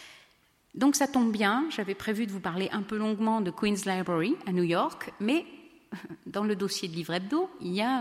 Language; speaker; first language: French; native; French